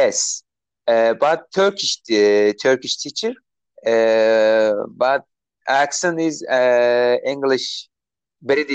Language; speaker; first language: English; non-native, learner; Turkish